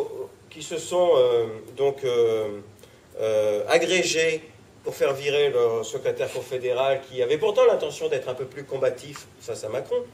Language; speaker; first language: French; native; French